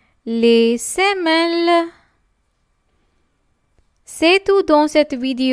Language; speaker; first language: French; non-native, fluent; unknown